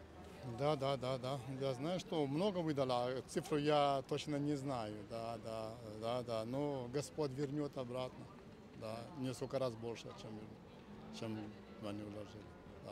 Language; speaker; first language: Russian; non-native, fluent; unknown